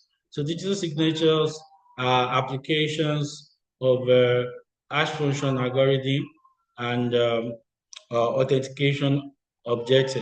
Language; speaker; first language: English; non-native, local second language; Yoruba